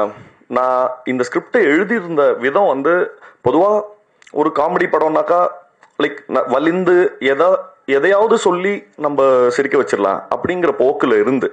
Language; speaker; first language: Tamil; native; Tamil